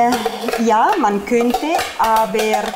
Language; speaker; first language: German; non-native, fluent; Italian